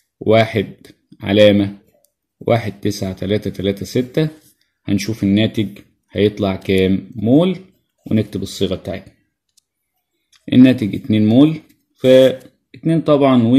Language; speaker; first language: Arabic; native; Arabic